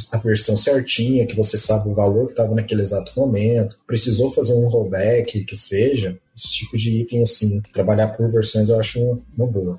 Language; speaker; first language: Portuguese; native; Portuguese